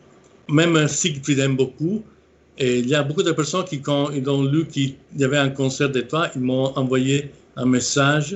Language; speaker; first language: French; non-native, fluent; Italian